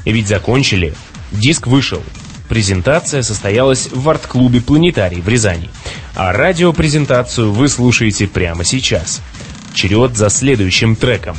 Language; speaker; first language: Russian; native; Russian